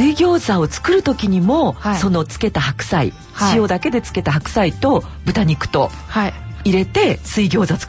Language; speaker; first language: Japanese; native; Japanese